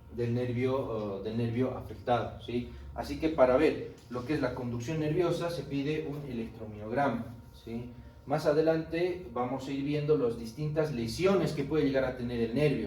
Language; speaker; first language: Spanish; native; Spanish